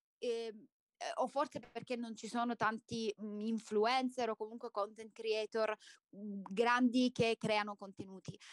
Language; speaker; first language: Italian; native; Italian